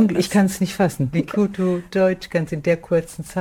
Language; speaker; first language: German; native; German